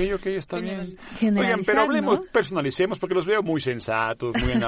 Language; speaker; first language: Spanish; non-native, local second language; Catalan